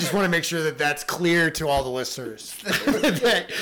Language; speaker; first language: English; native; English